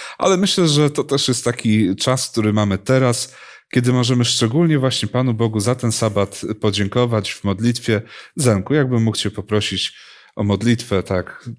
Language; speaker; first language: Polish; native; Polish